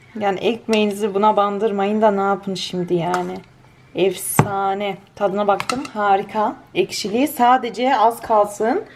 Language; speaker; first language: Turkish; early bilingual, heritage; Turkish